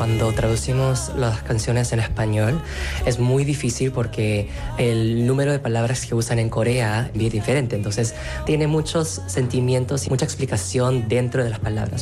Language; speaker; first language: Spanish; non-native, learner; Korean